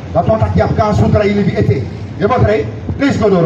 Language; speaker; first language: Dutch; non-native, local second language; Sranan Tongo